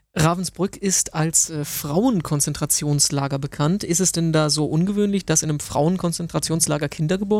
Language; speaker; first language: German; native; German